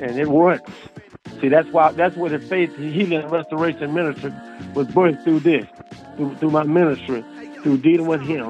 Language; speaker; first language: English; native; English